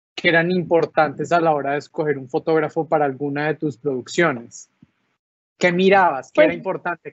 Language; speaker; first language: Spanish; native; Spanish